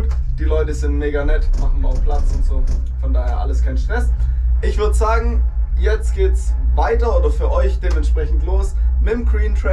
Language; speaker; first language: German; native; German